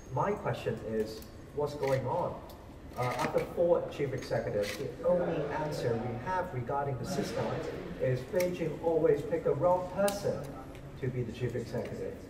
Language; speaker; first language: English; non-native, local second language; Cantonese